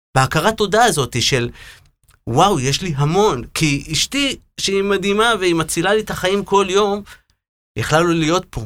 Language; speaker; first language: Hebrew; native; Hebrew